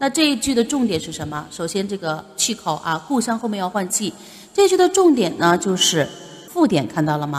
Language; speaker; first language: Chinese; native; Chinese